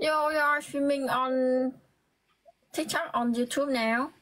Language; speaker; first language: English; non-native, learner; Vietnamese